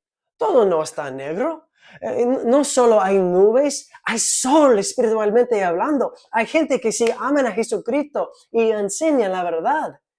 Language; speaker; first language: Spanish; non-native, fluent; English